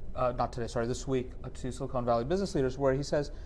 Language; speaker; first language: English; native; English